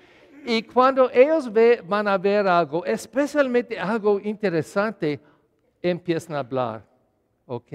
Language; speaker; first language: Spanish; non-native, learner; English